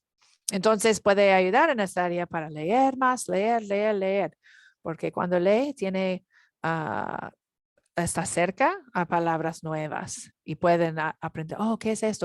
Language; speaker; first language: Spanish; non-native, learner; English